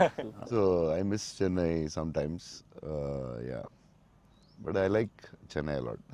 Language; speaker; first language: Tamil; non-native, local second language; Telugu